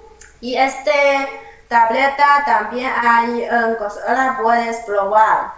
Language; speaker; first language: Spanish; non-native, learner; Chinese